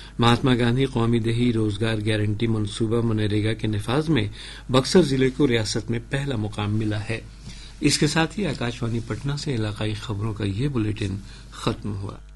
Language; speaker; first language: Urdu; native; Urdu